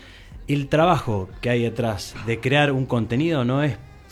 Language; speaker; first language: Spanish; native; Spanish